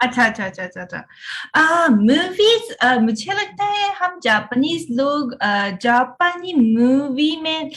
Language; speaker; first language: Hindi; non-native, fluent; Japanese